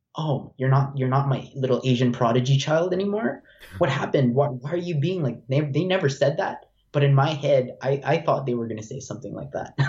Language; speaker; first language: English; non-native, local second language; Filipino